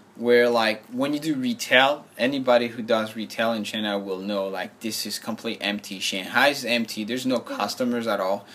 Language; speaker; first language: English; non-native, fluent; French